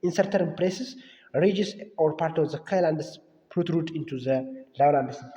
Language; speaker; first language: English; non-native, local second language; Amharic